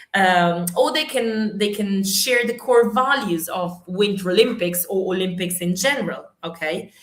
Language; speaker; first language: English; non-native, fluent; Italian